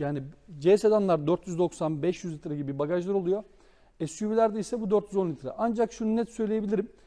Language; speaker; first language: Turkish; native; Turkish